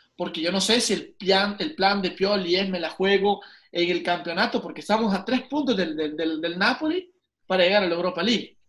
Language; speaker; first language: Spanish; native; Spanish